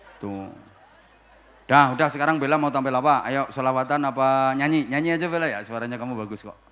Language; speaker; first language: Indonesian; non-native, local second language; Javanese